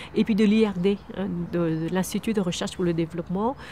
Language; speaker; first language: French; early bilingual, other home language; Vietnamese